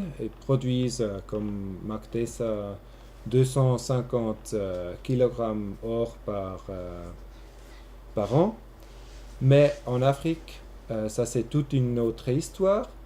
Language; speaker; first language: French; non-native, local second language; German